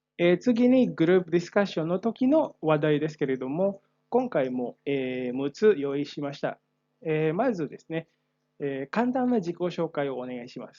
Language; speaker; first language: Japanese; non-native, fluent; Indonesian